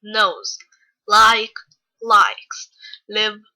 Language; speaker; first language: English; non-native, fluent; Lithuanian